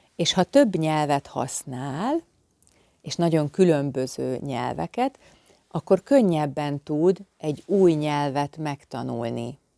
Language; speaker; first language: Hungarian; native; Hungarian